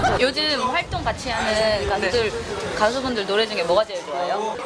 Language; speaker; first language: Korean; native; Korean